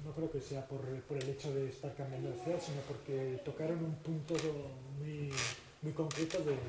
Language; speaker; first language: Spanish; non-native, local second language; Basque